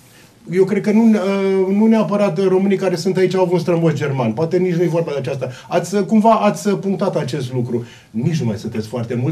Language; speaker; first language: Romanian; native; Romanian